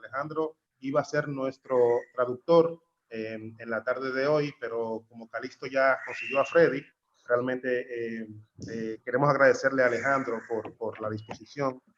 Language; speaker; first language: Spanish; native; Spanish